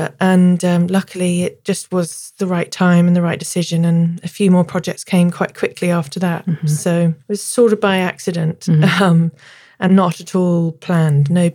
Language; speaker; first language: English; native; English